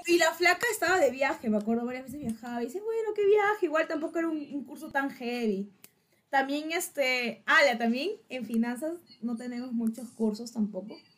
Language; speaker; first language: Spanish; native; Spanish